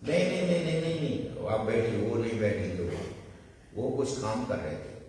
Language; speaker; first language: Hindi; non-native, local second language; Bangla